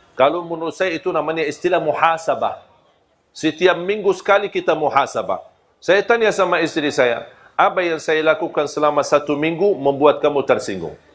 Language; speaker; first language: Malay; non-native, fluent; Arabic